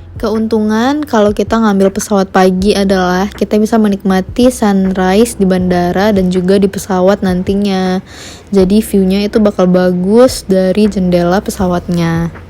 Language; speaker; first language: Indonesian; native; Indonesian